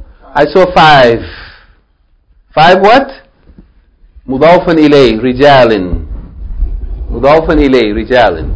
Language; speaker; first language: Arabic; non-native, fluent; English